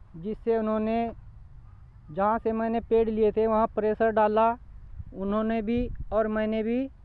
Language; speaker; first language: Hindi; native; Hindi